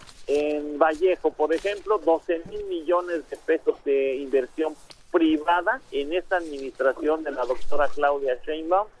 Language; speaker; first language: Spanish; native; Spanish